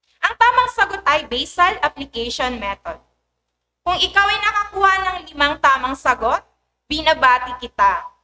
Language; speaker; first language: Filipino; native; Filipino